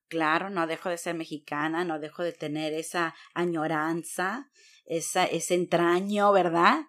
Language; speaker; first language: Spanish; native; Spanish